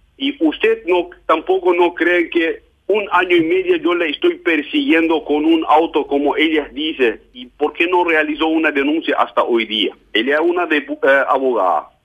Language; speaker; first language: Spanish; non-native, fluent; German